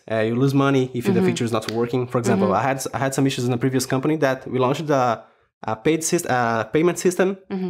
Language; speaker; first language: English; non-native, fluent; Portuguese